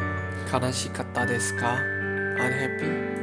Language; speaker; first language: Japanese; non-native, learner; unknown